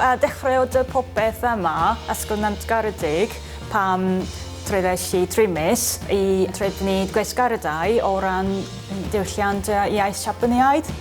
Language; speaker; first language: Welsh; non-native, fluent; Japanese